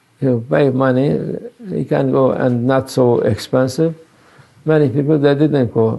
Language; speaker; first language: English; non-native, learner; Turkish